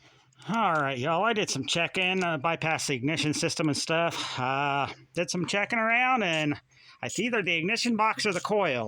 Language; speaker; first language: English; native; English